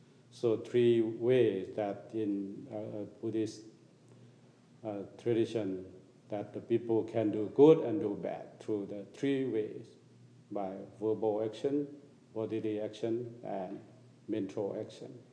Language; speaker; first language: English; non-native, fluent; Thai